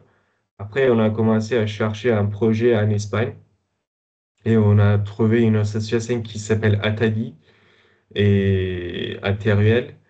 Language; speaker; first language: French; non-native, fluent; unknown